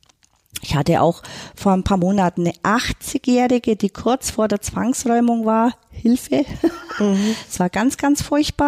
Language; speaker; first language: German; native; German